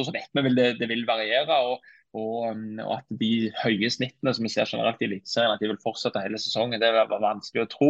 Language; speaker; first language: Norwegian; native; Norwegian